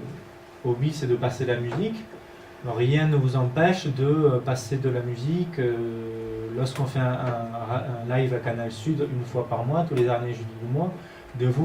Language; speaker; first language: French; native; French